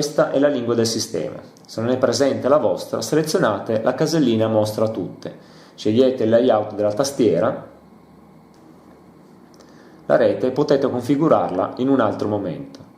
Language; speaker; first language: Italian; native; Italian